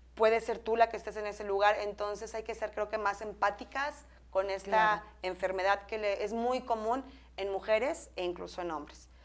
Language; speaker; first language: Spanish; native; Spanish